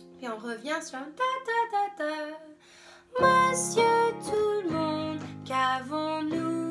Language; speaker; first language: French; non-native, fluent; English